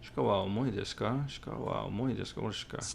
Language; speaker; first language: Japanese; non-native, learner; English